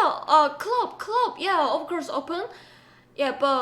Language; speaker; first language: English; non-native, learner; Korean